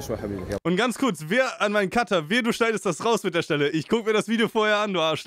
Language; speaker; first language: German; native; German